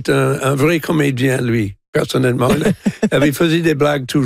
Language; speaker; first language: French; non-native, local second language; English